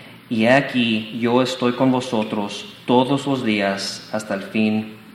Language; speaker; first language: Spanish; early bilingual, heritage; Spanish